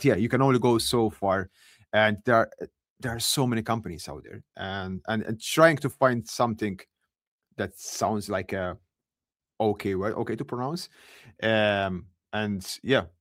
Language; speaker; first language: English; non-native, local second language; Maltese